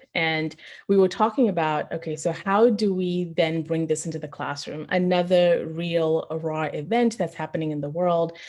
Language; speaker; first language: English; non-native, local second language; Shona